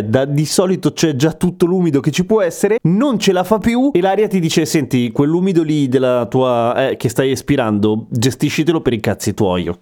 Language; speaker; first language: Italian; native; Italian